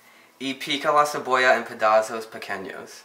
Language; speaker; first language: Spanish; non-native, learner; English